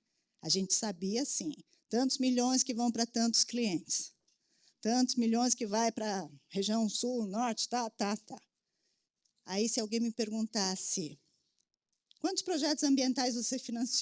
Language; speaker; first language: Portuguese; native; Portuguese